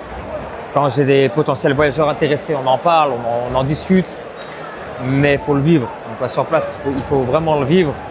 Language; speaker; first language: French; native; French